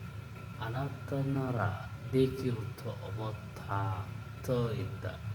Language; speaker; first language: Japanese; non-native, learner; Indonesian